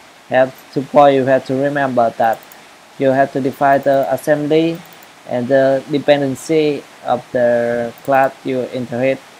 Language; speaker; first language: English; non-native, learner; Vietnamese